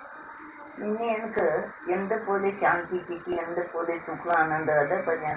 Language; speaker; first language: Malayalam; non-native, local second language; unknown